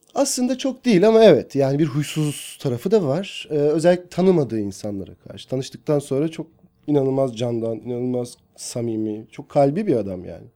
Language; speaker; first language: Turkish; non-native, local second language; Kurdish